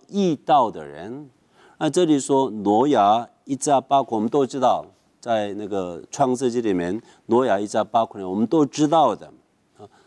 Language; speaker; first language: Chinese; non-native, fluent; Korean